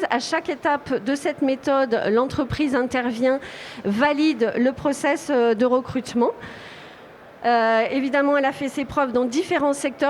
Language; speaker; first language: French; native; French